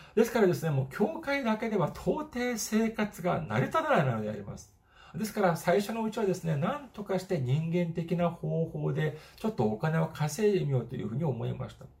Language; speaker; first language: Japanese; non-native, fluent; Korean